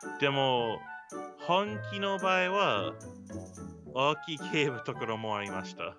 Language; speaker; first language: Japanese; non-native, learner; English